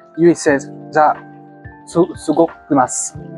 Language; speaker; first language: Japanese; non-native, learner; English